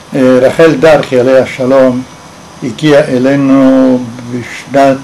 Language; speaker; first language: Hebrew; native; Hebrew